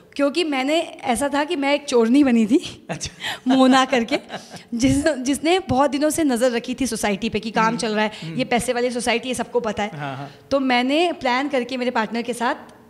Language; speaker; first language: Hindi; native; Hindi